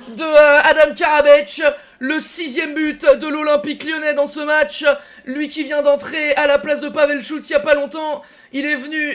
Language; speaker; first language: French; native; French